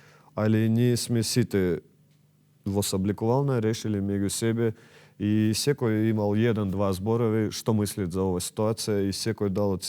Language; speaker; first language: Macedonian; non-native, learner; Russian